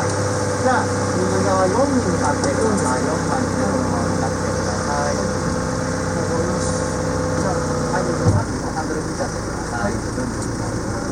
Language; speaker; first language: Japanese; native; Japanese